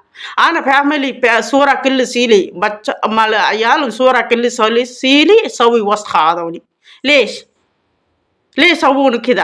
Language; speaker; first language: Arabic; non-native, learner; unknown